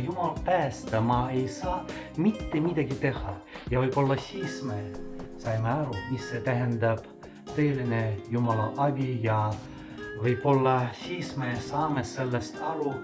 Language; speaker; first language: Estonian; non-native, fluent; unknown